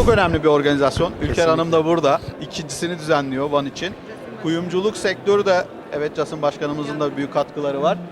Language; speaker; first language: Turkish; native; Turkish